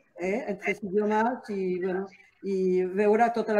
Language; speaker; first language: Catalan; non-native, local second language; Spanish